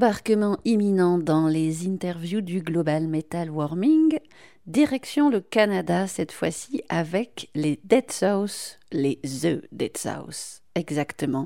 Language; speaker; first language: French; native; French